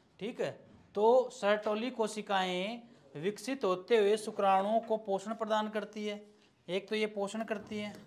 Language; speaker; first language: Hindi; native; Hindi